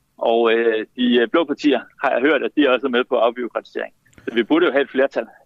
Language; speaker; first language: Danish; native; Danish